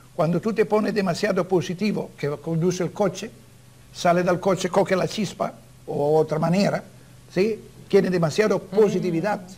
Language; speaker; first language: Spanish; non-native, learner; Italian